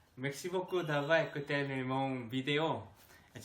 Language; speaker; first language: French; non-native, learner; Korean